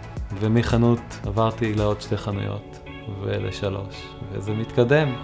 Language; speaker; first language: Hebrew; native; Hebrew